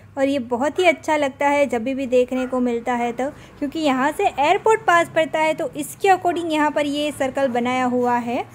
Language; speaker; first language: Hindi; non-native, local second language; Gujarati